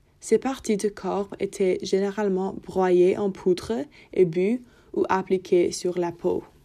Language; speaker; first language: French; non-native, learner; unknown